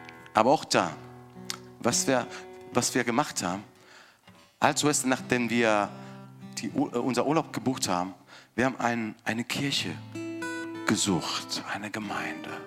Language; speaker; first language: German; non-native, fluent; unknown